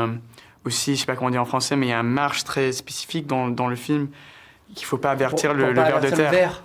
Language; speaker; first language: French; early bilingual, heritage; English